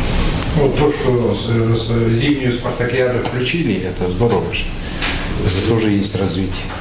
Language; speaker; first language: Russian; native; Russian